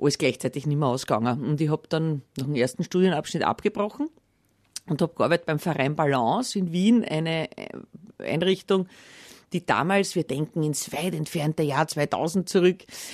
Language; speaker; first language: German; native; German